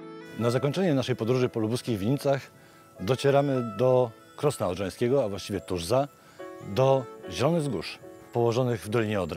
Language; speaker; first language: Polish; native; Polish